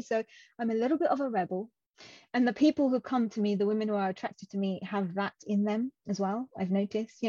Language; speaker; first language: English; non-native, local second language; Punjabi